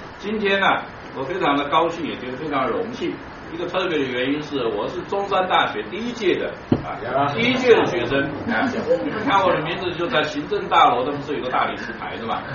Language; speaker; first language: Chinese; native; Chinese